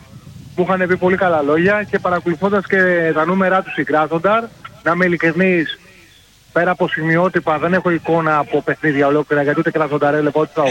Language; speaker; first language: Greek; native; Greek